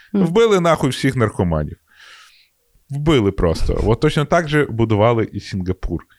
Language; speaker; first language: Ukrainian; non-native, local second language; Russian